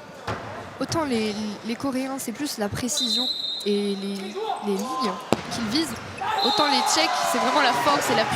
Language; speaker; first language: French; native; French